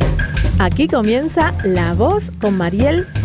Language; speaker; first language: Spanish; native; Spanish